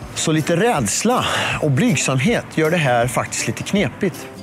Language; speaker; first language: Swedish; native; Swedish